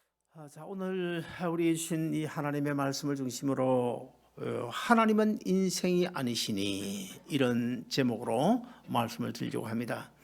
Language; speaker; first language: Korean; native; Korean